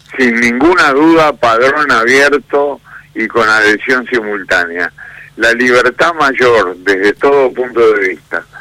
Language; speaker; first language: Spanish; native; Spanish